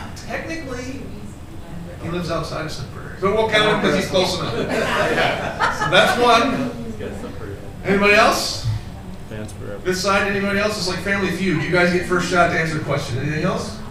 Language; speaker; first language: English; native; English